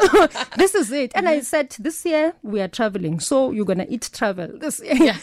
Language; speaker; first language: English; non-native, local second language; Northern Sotho